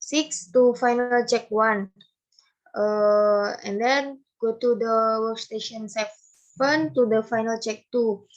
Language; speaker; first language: English; non-native, learner; Indonesian